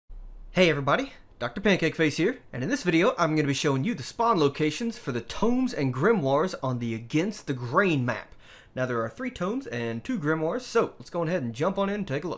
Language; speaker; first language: English; native; English